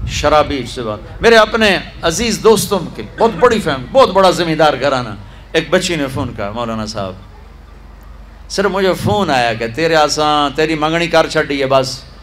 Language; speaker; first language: Urdu; non-native, local second language; Punjabi